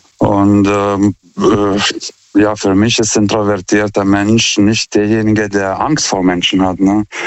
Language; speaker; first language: German; non-native, fluent; Lithuanian